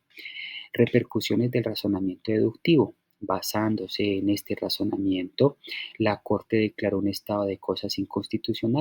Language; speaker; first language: Spanish; native; Spanish